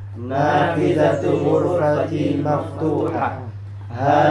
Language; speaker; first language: Arabic; non-native, learner; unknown